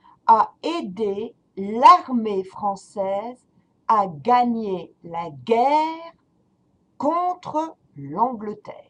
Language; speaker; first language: French; non-native, fluent; English